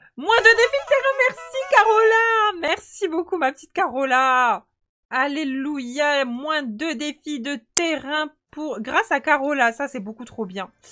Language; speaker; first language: French; native; French